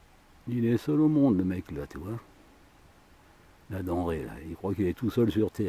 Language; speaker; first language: French; native; French